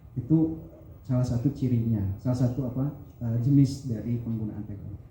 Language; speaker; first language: Indonesian; non-native, local second language; Sundanese